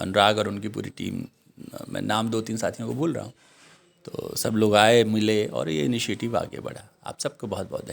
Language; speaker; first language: Hindi; native; Hindi